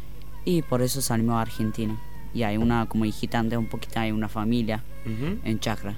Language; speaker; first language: Spanish; non-native, learner; Arabic